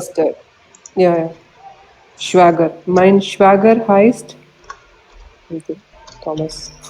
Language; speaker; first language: German; non-native, learner; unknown